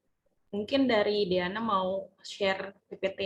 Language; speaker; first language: Indonesian; native; Indonesian